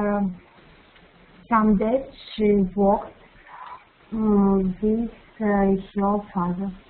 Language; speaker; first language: English; non-native, learner; Russian